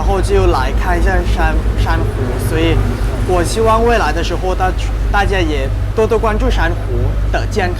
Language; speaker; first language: Chinese; non-native, fluent; Thai